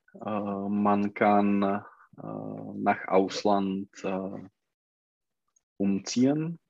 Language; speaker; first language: German; non-native, learner; Czech